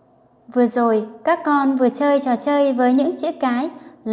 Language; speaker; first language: Vietnamese; native; Vietnamese